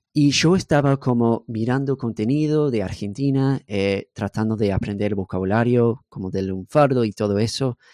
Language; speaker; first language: Spanish; non-native, fluent; English